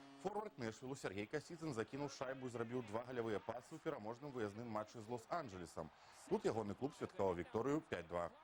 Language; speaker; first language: Belarusian; native; Belarusian